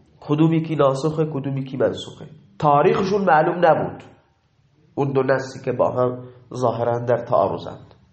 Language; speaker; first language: Persian; non-native, local second language; Baluchi